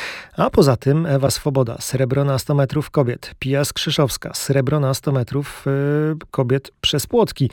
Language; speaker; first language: Polish; native; Polish